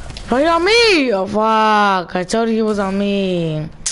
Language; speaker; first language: English; early bilingual, other home language; Spanish